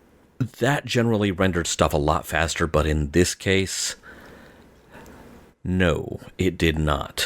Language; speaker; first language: English; native; English